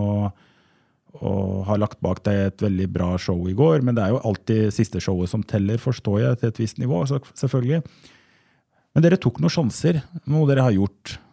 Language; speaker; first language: Norwegian; early bilingual, other home language; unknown